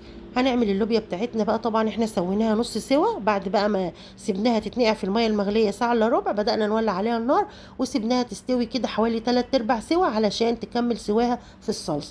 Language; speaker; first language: Arabic; native; Arabic